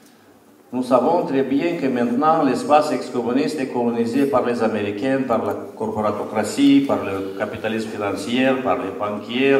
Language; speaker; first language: French; non-native, fluent; Romanian